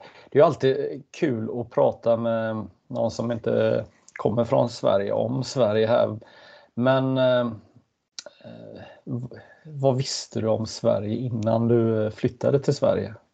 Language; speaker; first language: Swedish; native; Swedish